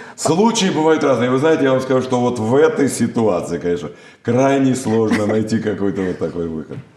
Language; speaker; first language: Russian; native; Russian